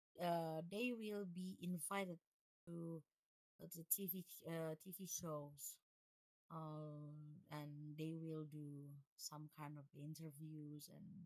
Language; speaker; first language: English; non-native, fluent; Indonesian